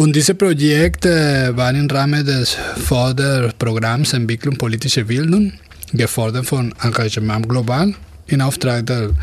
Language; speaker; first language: German; non-native, fluent; Spanish